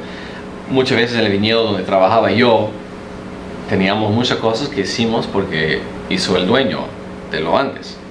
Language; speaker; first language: Spanish; early bilingual, heritage; Spanish